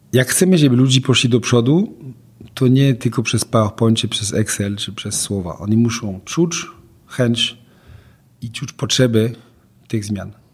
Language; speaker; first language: Polish; non-native, fluent; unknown